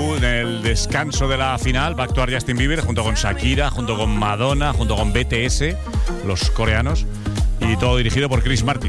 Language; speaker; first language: Spanish; native; Spanish